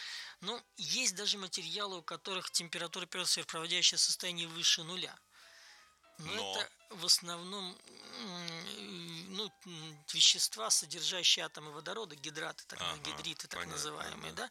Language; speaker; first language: Russian; native; Russian